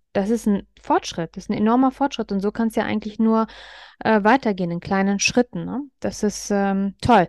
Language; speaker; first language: German; native; German